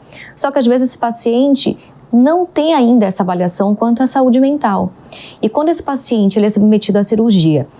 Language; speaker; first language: Portuguese; native; Portuguese